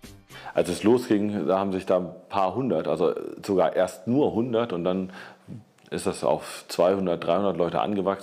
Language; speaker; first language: German; native; German